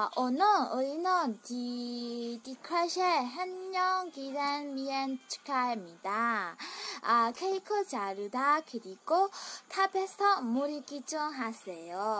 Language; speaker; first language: Korean; non-native, learner; Burmese